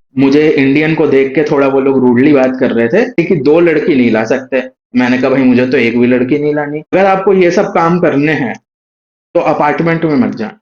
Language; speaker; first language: Hindi; native; Hindi